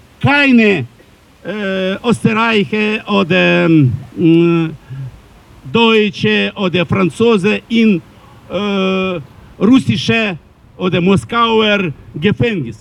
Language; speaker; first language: German; non-native, learner; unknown